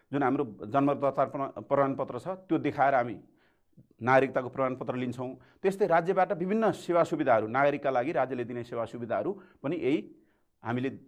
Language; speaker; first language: Nepali; native; Nepali